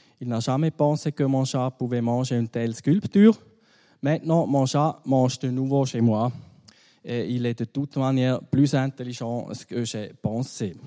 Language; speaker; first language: French; non-native, fluent; German